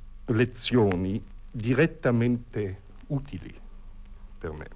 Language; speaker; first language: Italian; non-native, fluent; German